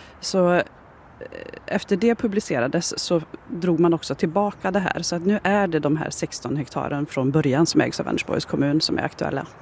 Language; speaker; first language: Swedish; native; Swedish